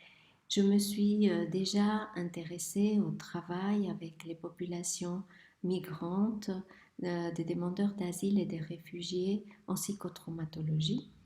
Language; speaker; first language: French; non-native, fluent; Spanish